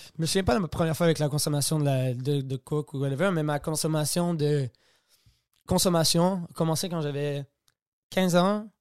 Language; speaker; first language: French; native; French